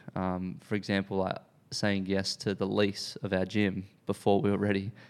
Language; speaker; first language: English; native; English